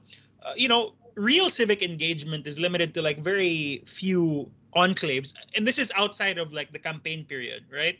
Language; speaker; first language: English; non-native, local second language; Cebuano